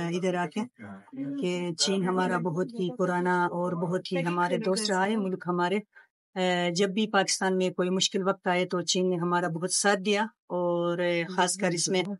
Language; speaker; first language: Urdu; non-native, local second language; Pashto